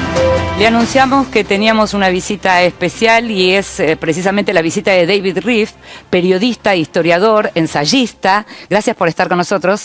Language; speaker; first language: Spanish; native; Spanish